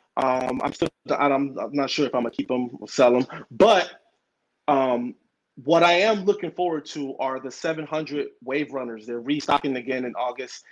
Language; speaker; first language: English; early bilingual, other home language; Spanish